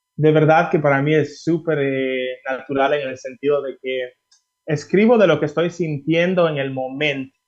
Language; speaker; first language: Spanish; early bilingual, heritage; Spanish